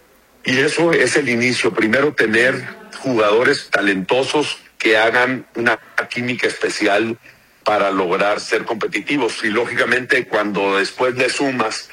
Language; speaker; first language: Spanish; native; Spanish